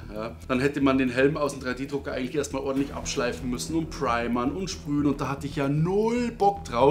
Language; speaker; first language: German; native; German